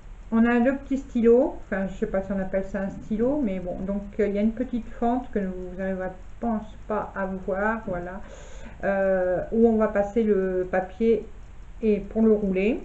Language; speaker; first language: French; native; French